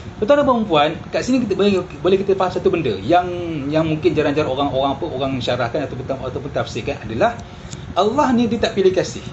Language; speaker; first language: Malay; early bilingual, heritage; Malay